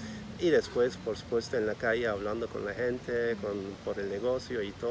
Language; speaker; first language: Spanish; non-native, fluent; Turkish